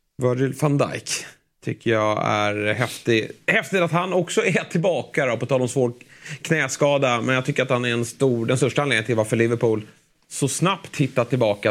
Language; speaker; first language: Swedish; native; Swedish